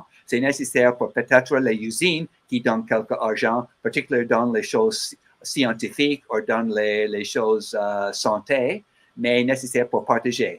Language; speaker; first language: French; non-native, learner; English